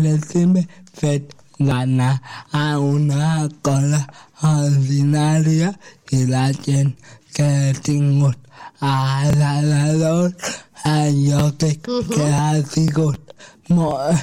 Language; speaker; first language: Catalan; non-native, local second language; Spanish